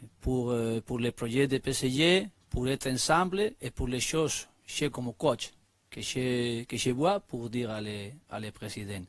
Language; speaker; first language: French; non-native, learner; Spanish